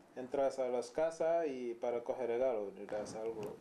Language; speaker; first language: Spanish; non-native, learner; Wolof